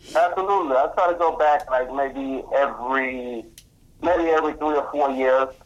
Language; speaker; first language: English; native; English